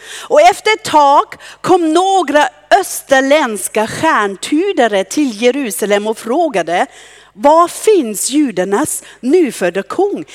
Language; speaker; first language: Swedish; non-native, fluent; German